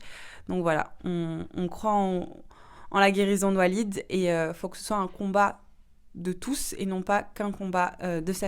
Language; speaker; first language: French; native; French